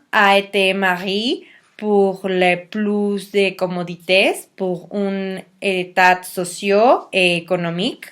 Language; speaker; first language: French; non-native, learner; Spanish